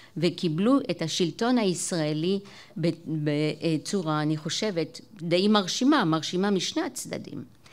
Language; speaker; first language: Hebrew; non-native, fluent; French